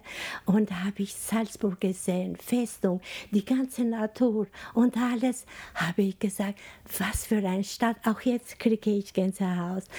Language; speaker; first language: German; non-native, fluent; Albanian